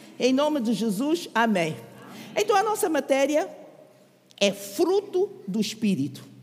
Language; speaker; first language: Portuguese; native; Portuguese